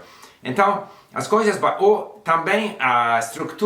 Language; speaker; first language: Portuguese; non-native, learner; English